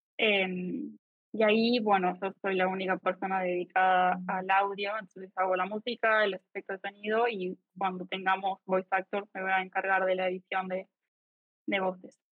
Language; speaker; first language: Spanish; native; Spanish